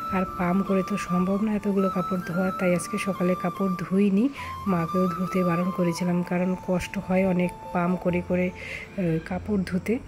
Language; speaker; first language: Bangla; non-native, local second language; Rangpuri